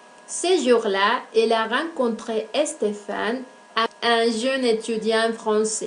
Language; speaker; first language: French; non-native, fluent; Spanish